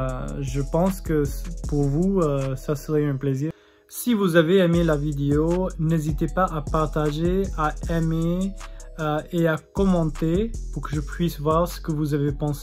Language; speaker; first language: French; non-native, fluent; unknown